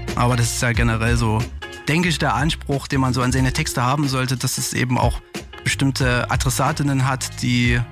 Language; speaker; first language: German; native; German